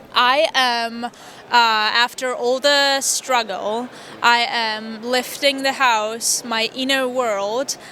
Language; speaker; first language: English; non-native, fluent; Armenian